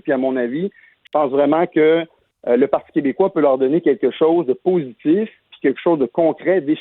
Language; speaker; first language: French; native; French